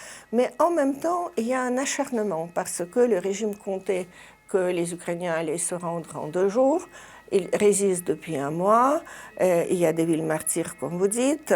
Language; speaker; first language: French; non-native, fluent; Russian